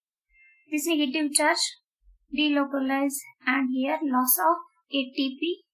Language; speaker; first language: English; non-native, local second language; Marathi